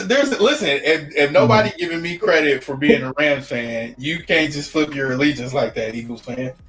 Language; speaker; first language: English; native; English